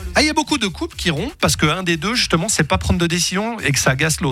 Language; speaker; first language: French; native; French